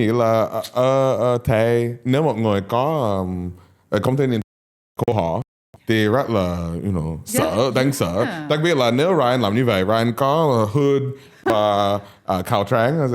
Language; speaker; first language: Vietnamese; non-native, learner; English